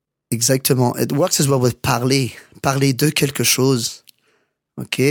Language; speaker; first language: English; non-native, fluent; French